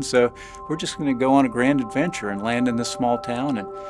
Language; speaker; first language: English; native; English